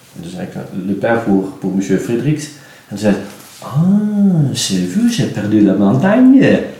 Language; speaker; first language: French; non-native, learner; Dutch